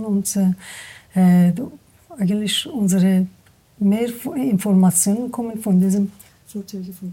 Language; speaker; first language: German; non-native, learner; Persian